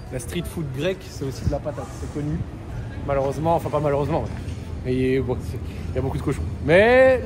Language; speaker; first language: French; native; French